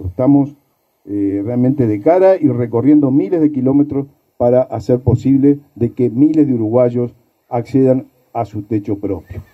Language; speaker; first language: Spanish; native; Spanish